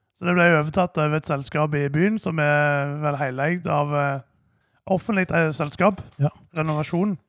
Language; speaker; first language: Norwegian; native; Norwegian